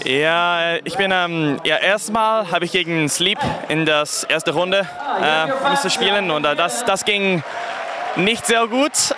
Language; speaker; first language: German; non-native, fluent; English